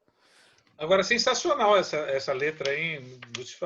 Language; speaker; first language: Portuguese; native; Portuguese